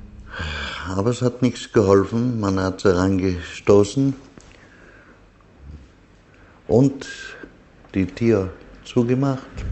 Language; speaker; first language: German; non-native, learner; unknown